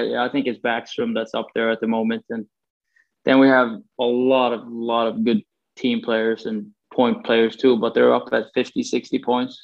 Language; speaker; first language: English; non-native, fluent; Swedish